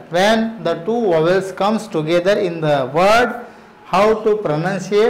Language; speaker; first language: English; non-native, local second language; Marathi